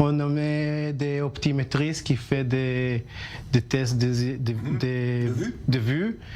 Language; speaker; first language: French; non-native, learner; Hebrew